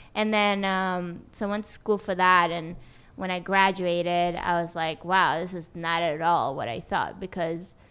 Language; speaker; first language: English; non-native, fluent; Swedish